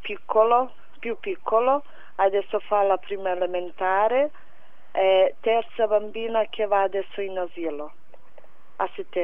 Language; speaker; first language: Italian; non-native, fluent; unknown